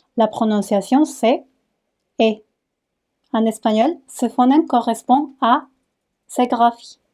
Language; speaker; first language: French; non-native, fluent; Spanish